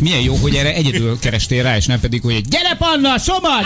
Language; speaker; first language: Hungarian; native; Hungarian